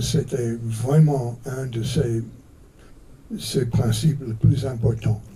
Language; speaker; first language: French; non-native, fluent; English